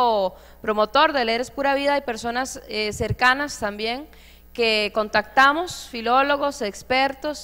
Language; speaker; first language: Spanish; native; Spanish